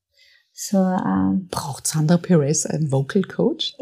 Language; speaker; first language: German; native; German